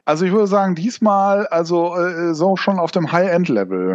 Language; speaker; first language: German; native; German